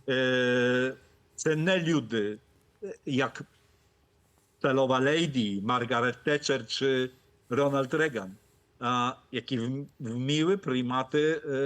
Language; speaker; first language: Polish; non-native, fluent; Ukrainian